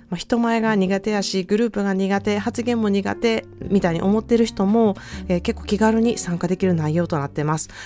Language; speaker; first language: Japanese; native; Japanese